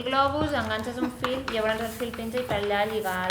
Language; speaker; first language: Catalan; native; Catalan